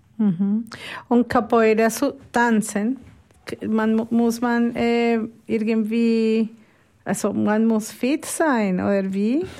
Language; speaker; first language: German; non-native, fluent; Spanish